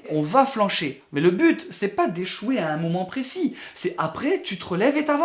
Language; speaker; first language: French; native; French